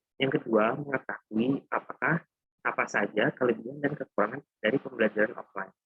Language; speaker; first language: Indonesian; native; Indonesian